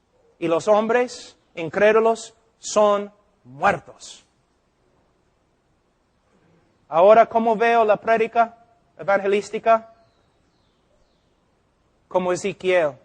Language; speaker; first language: Spanish; non-native, fluent; English